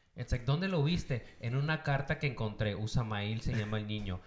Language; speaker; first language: Spanish; early bilingual, other home language; English